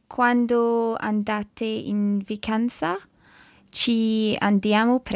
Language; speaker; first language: Italian; non-native, learner; English